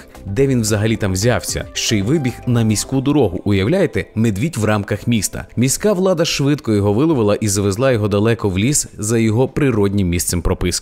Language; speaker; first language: Ukrainian; native; Ukrainian